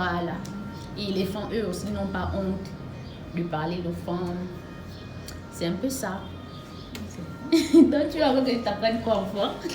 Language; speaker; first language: French; non-native, local second language; Fang